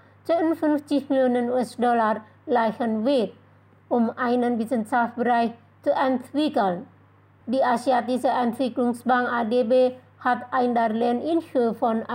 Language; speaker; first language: German; non-native, fluent; Indonesian